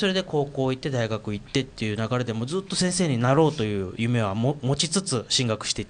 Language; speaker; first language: Japanese; native; Japanese